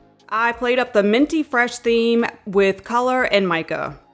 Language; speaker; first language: English; native; English